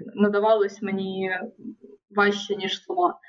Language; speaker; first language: Ukrainian; non-native, local second language; Russian